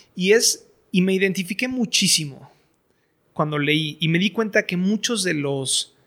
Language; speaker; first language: Spanish; native; Spanish